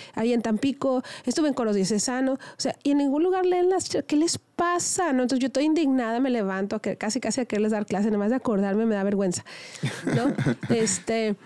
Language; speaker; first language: Spanish; native; Spanish